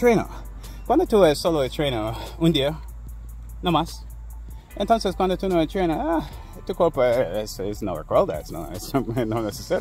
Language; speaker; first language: Spanish; non-native, learner; English